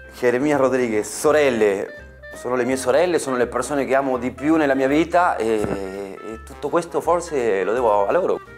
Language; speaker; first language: Italian; non-native, fluent; Spanish